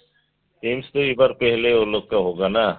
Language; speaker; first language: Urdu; non-native, local second language; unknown